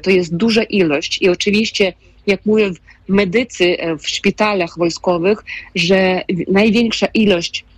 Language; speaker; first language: Polish; non-native, fluent; Ukrainian